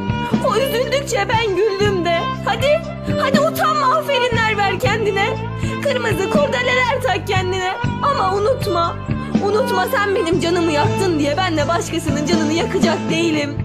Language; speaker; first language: Turkish; native; Turkish